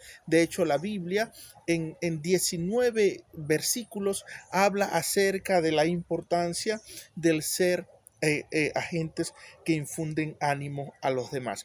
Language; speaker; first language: Spanish; native; Spanish